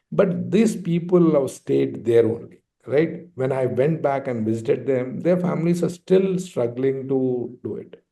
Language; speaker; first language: English; non-native, local second language; Telugu